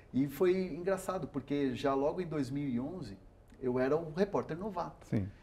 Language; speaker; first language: Portuguese; non-native, local second language; Spanish